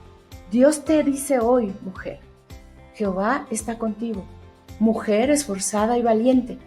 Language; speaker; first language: Spanish; native; Spanish